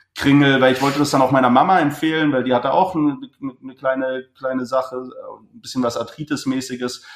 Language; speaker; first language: German; native; German